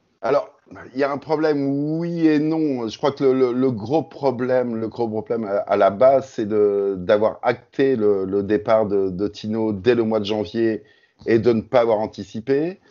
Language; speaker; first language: French; native; French